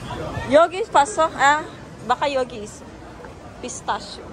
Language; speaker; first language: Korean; non-native, learner; Filipino